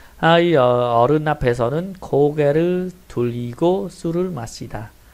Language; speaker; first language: Korean; non-native, fluent; Khmer